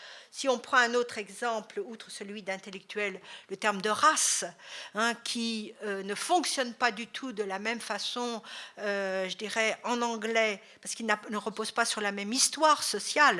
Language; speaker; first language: French; native; French